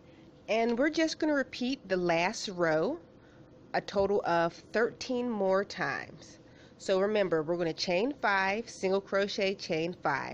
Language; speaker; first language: English; native; English